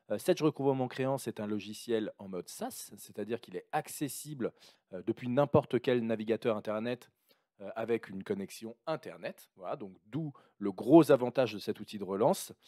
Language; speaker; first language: French; native; French